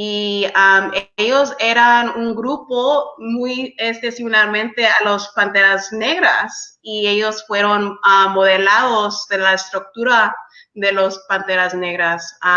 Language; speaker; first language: Spanish; early bilingual, heritage; English